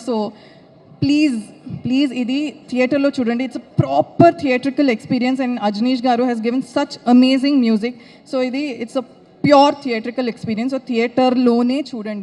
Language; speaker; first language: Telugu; non-native, fluent; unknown